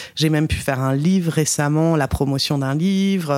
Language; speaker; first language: French; native; French